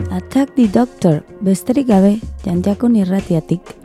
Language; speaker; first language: Basque; non-native, learner; Spanish